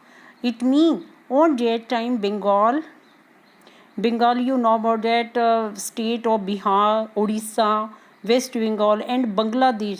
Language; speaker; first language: English; non-native, local second language; Hindi